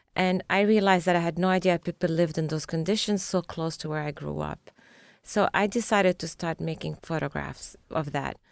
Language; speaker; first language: English; non-native, fluent; Arabic